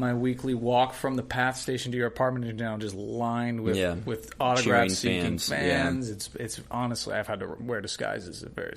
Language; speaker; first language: English; native; English